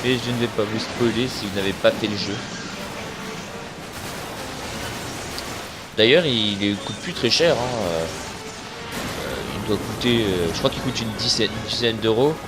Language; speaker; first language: French; native; French